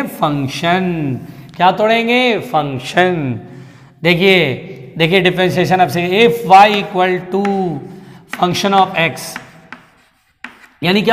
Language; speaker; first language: Hindi; native; Hindi